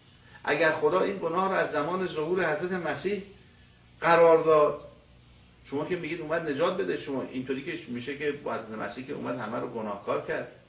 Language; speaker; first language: Persian; native; Persian